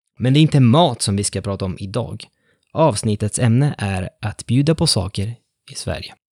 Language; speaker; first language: Swedish; non-native, fluent; Italian